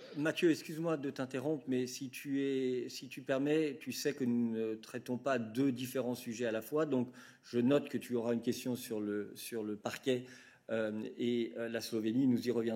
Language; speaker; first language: French; native; French